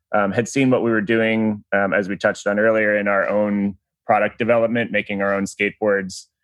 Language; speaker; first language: English; native; English